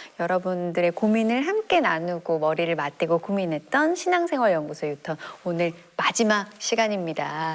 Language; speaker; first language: Korean; native; Korean